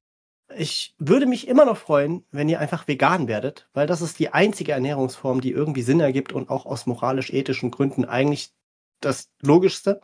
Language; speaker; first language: German; native; German